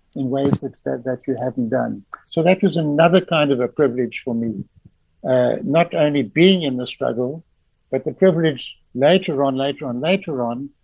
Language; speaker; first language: English; native; English